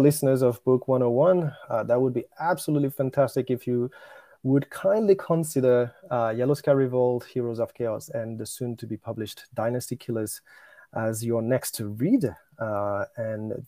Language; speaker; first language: English; non-native, fluent; French